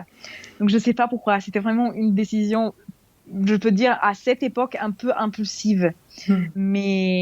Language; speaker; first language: French; non-native, fluent; Serbian